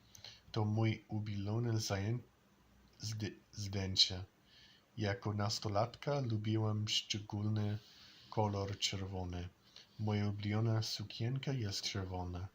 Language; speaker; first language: Polish; non-native, learner; English